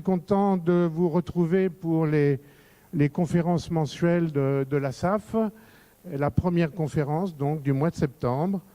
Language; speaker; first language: French; native; French